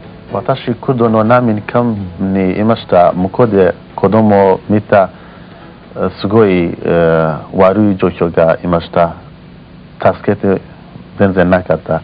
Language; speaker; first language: Japanese; non-native, learner; Kurdish